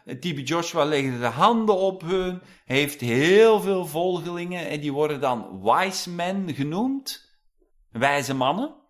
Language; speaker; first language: Dutch; non-native, fluent; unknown